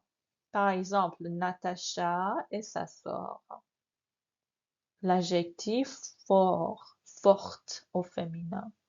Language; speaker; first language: French; non-native, fluent; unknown